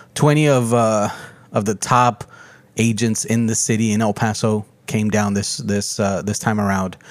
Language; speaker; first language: English; early bilingual, other home language; Spanish